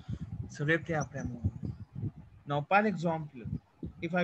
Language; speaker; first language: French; non-native, fluent; Hindi